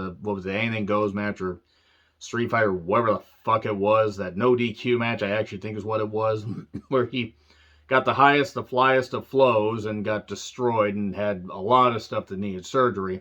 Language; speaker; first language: English; native; English